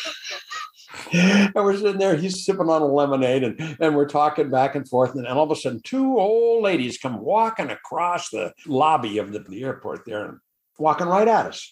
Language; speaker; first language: English; native; English